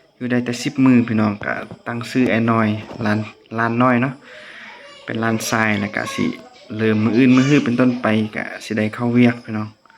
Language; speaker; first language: Lao; non-native, local second language; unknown